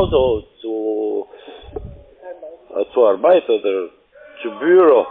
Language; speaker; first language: German; non-native, learner; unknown